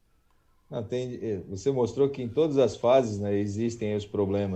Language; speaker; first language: Portuguese; native; Portuguese